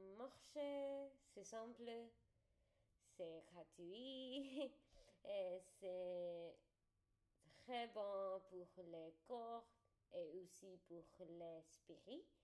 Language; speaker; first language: French; non-native, learner; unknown